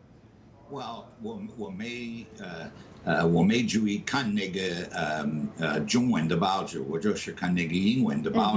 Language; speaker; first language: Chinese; non-native, fluent; English